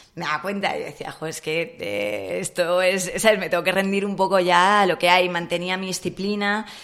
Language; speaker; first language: Spanish; native; Spanish